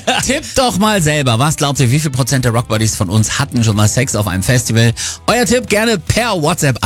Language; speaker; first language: German; native; German